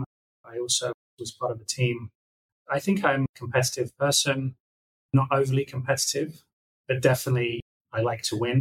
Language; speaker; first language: English; native; English